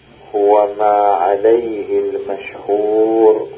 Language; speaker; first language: Arabic; native; Arabic